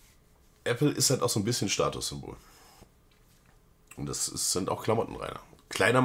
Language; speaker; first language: German; native; German